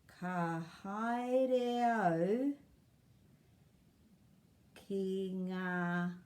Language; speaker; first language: Māori; non-native, learner; English